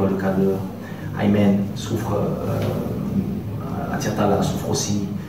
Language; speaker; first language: French; native; French